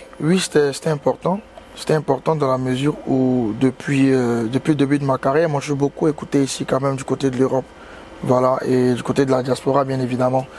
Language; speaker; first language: French; native; French